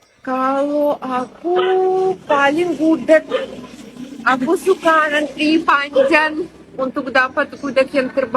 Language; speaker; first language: Indonesian; non-native, learner; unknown